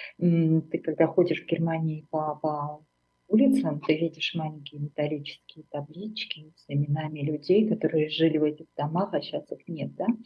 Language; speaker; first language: Russian; non-native, local second language; Armenian